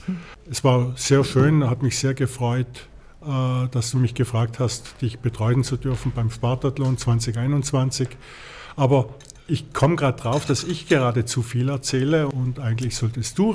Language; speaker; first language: German; native; German